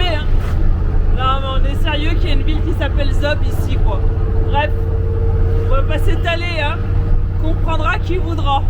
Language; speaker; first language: French; native; French